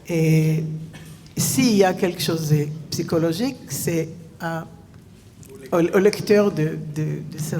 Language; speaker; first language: French; non-native, fluent; Hebrew